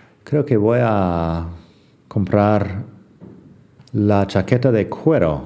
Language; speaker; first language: Spanish; non-native, fluent; English